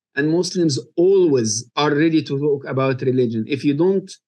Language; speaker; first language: English; non-native, fluent; Arabic